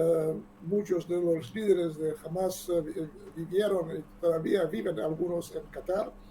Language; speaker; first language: Spanish; non-native, learner; Hebrew